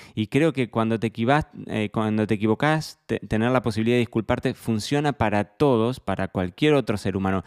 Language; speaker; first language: Spanish; native; Spanish